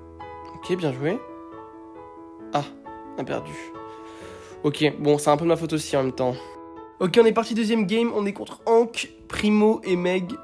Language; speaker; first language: French; native; French